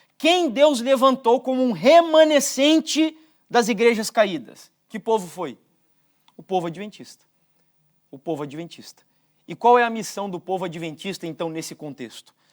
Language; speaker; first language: Portuguese; native; Portuguese